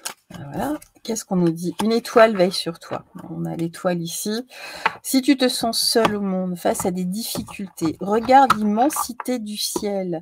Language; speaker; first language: French; native; French